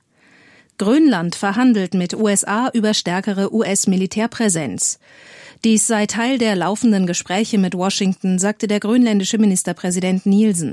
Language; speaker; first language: German; native; German